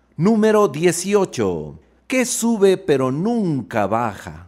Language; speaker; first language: Spanish; native; Spanish